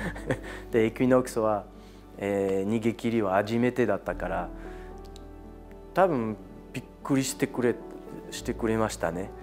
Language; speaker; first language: Japanese; non-native, fluent; French